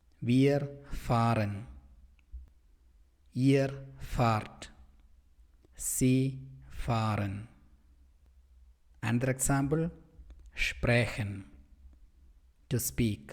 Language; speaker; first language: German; non-native, fluent; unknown